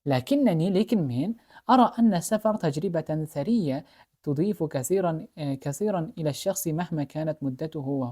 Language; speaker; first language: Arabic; non-native, fluent; Uzbek